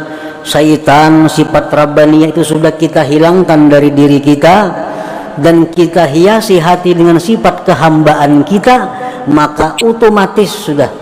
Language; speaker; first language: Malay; non-native, local second language; Banjar